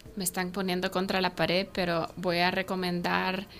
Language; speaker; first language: Spanish; early bilingual, heritage; Spanish